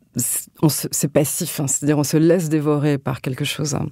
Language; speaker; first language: French; native; French